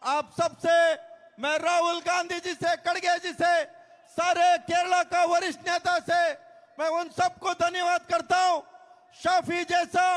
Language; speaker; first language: Hindi; non-native, local second language; Kannada